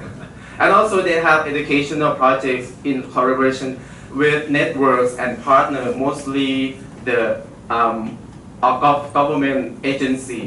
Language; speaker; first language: English; non-native, fluent; Thai